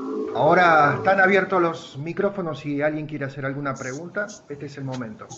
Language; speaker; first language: Spanish; native; Spanish